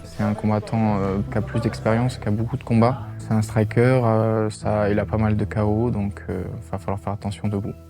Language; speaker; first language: French; native; French